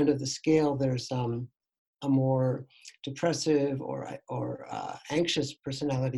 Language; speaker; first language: English; native; English